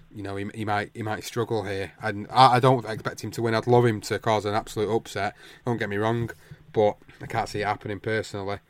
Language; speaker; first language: English; native; English